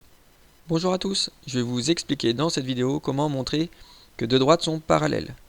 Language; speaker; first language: French; native; French